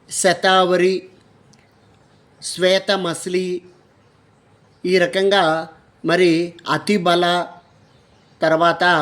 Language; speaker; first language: Telugu; native; Telugu